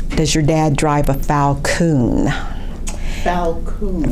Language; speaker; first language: English; native; English